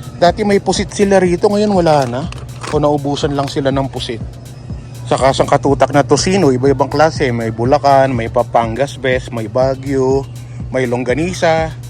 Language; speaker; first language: Filipino; non-native, local second language; Pampanga